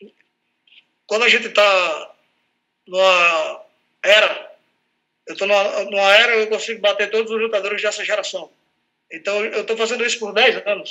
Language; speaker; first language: Portuguese; native; Portuguese